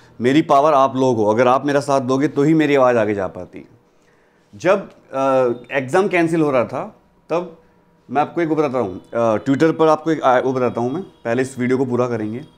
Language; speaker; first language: Hindi; native; Hindi